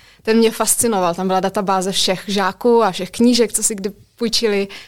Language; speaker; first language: Czech; non-native, fluent; Polish